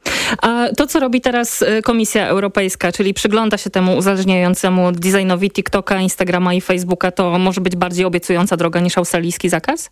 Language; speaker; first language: Polish; native; Polish